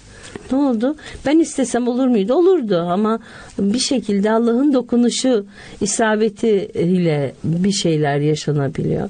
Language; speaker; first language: Turkish; native; Turkish